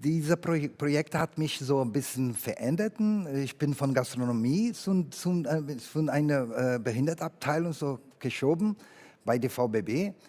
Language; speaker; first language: German; non-native, learner; Portuguese